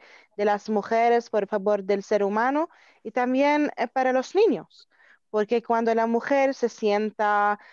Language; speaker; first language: Spanish; non-native, learner; Arabic